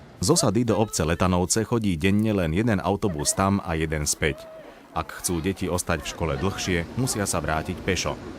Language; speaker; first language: Slovak; native; Slovak